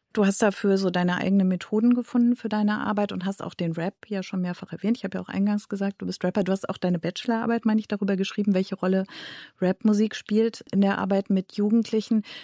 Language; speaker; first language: German; native; German